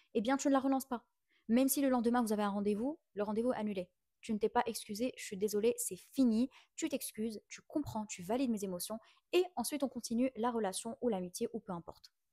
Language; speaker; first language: French; non-native, local second language; Arabic